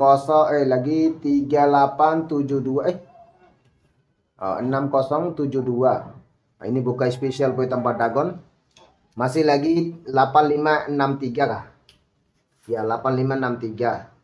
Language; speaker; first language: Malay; non-native, learner; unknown